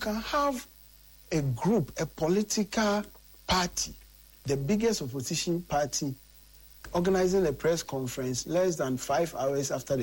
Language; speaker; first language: English; non-native, local second language; Akan